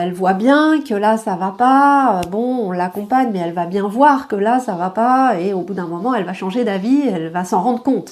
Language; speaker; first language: French; native; French